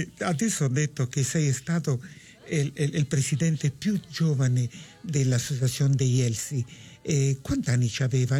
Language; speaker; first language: Italian; early bilingual, heritage; Italian